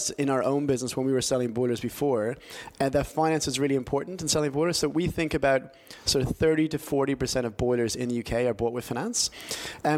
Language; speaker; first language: English; native; English